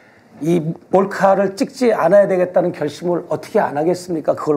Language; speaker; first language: Korean; native; Korean